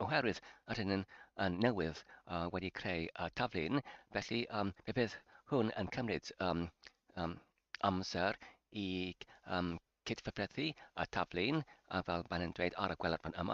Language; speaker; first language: Welsh; non-native, learner; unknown